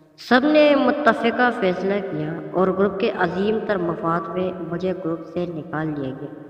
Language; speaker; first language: Urdu; non-native, local second language; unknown